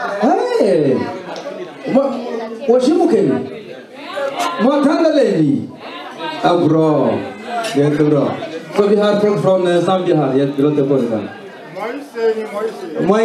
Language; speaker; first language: Swedish; non-native, fluent; Swahili